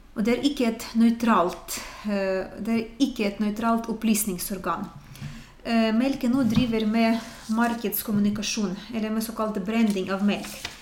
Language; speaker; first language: Norwegian; non-native, fluent; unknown